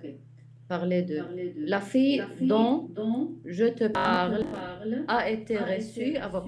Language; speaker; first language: French; non-native, fluent; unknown